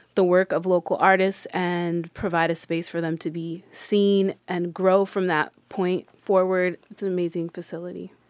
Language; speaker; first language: English; native; English